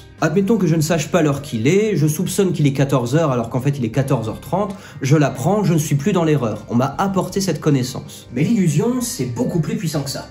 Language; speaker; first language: French; native; French